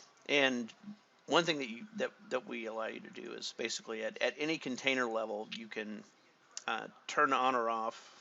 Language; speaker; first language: English; native; English